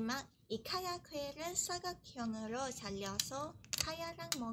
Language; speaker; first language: Korean; non-native, learner; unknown